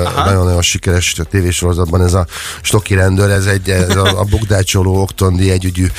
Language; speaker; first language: Hungarian; native; Hungarian